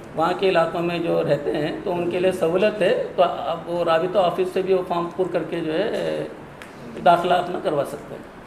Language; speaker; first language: Hindi; non-native, local second language; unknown